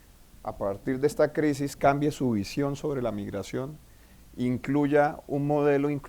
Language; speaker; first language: Spanish; native; Spanish